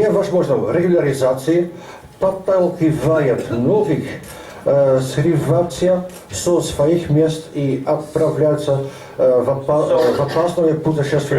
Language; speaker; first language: Russian; non-native, learner; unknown